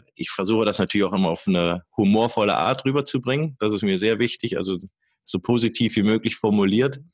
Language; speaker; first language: German; native; German